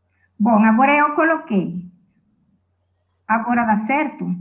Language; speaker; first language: Portuguese; non-native, fluent; Spanish